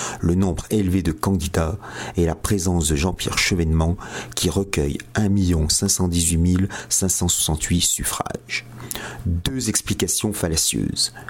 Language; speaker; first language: French; native; French